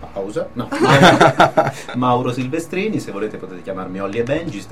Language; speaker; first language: Italian; native; Italian